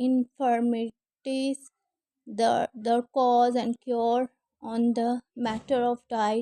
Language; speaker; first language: English; non-native, learner; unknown